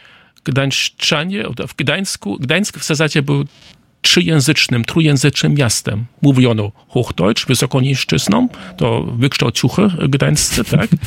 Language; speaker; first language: Polish; non-native, fluent; German